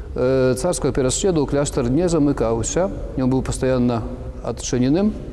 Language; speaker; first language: Belarusian; non-native, local second language; Russian